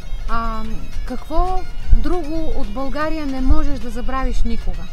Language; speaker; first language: Bulgarian; native; Bulgarian